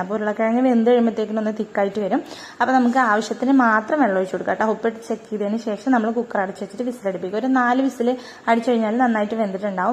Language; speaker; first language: Malayalam; native; Malayalam